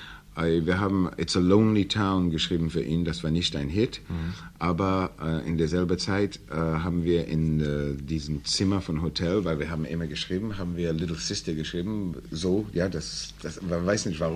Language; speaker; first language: German; non-native, learner; English